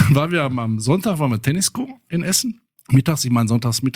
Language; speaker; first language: German; native; German